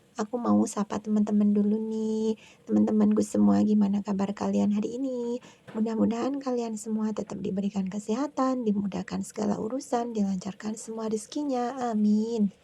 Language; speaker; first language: Indonesian; non-native, local second language; Javanese